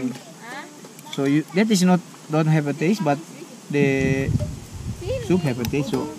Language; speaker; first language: English; non-native, learner; Indonesian